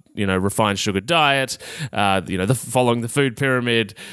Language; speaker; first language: English; native; English